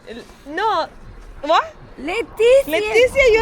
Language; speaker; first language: English; non-native, learner; Malayalam